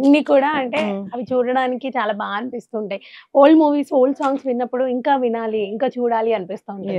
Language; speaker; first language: Telugu; native; Telugu